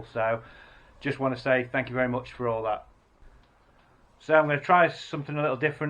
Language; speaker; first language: English; native; English